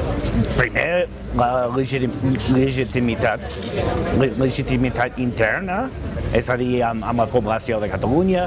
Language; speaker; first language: Catalan; non-native, learner; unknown